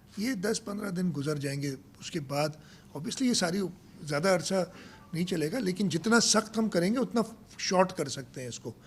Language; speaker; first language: Urdu; non-native, local second language; Sindhi